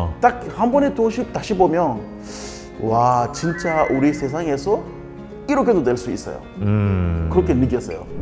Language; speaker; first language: Korean; non-native, learner; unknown